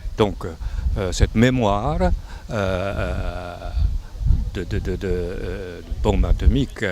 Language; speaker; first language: French; non-native, fluent; Japanese